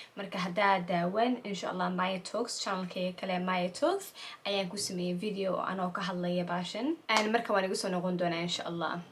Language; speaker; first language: Somali; early bilingual, heritage; Somali